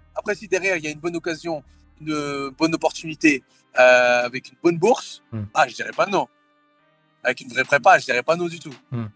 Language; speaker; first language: French; early bilingual, other home language; Thai